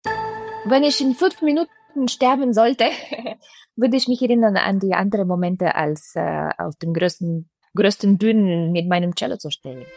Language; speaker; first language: German; non-native, fluent; Russian